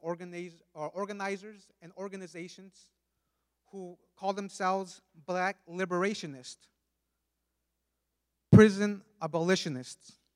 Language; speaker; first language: English; early bilingual, other home language; Spanish